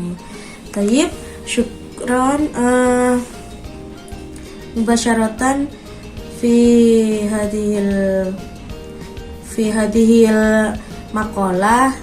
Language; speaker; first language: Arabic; non-native, learner; Indonesian